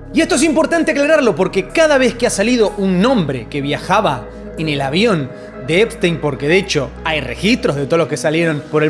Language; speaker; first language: Spanish; native; Spanish